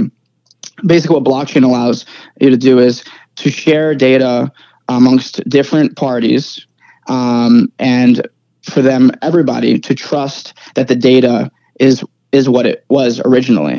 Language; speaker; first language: English; native; English